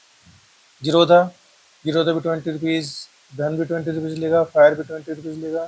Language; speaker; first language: Hindi; native; Hindi